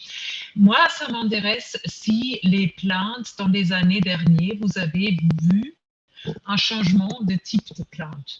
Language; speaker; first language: French; non-native, fluent; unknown